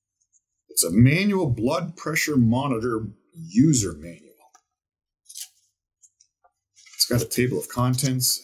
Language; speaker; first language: English; native; English